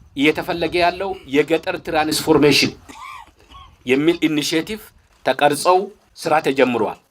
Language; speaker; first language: Amharic; native; Amharic